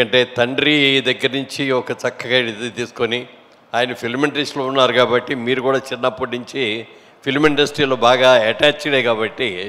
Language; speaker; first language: Telugu; native; Telugu